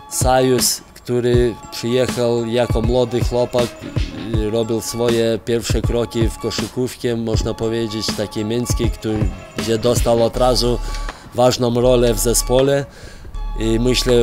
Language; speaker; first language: Polish; non-native, fluent; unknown